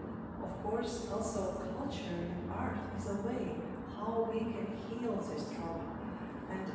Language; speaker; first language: English; non-native, fluent; Latvian